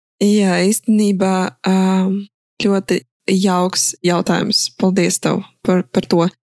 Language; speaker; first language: Latvian; non-native, local second language; Russian